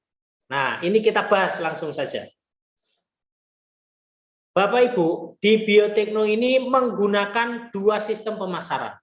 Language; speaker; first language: Indonesian; non-native, local second language; Javanese